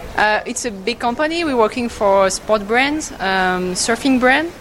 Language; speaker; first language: English; non-native, learner; French